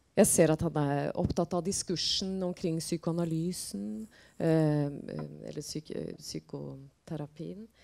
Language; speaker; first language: Swedish; non-native, fluent; Norwegian